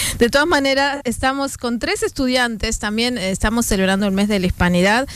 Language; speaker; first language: Spanish; native; Spanish